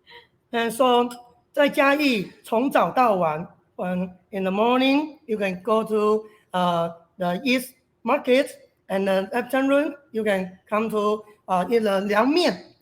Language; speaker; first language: English; non-native, learner; Chinese